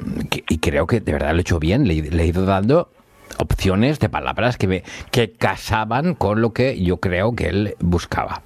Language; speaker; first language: Spanish; native; Spanish